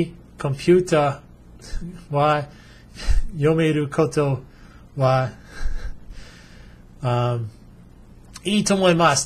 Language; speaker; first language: Japanese; non-native, learner; English